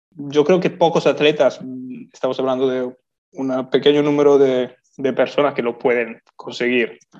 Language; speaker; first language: Spanish; non-native, fluent; Italian